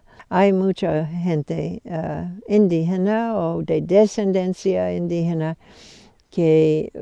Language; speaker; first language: Spanish; non-native, fluent; English